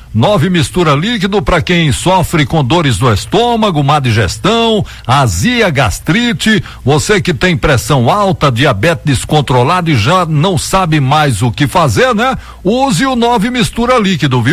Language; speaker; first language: Portuguese; native; Portuguese